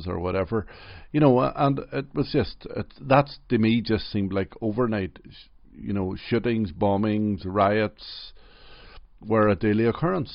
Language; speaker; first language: English; native; English